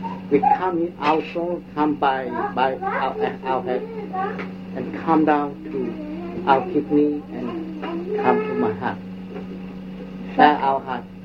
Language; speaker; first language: English; non-native, learner; Vietnamese